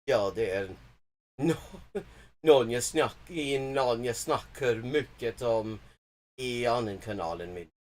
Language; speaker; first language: Swedish; non-native, learner; English